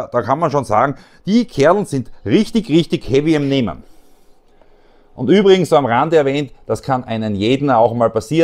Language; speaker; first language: German; native; German